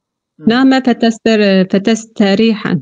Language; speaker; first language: Arabic; non-native, learner; Turkish